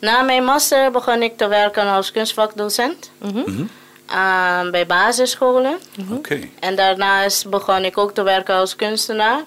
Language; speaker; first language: Dutch; non-native, local second language; Papiamento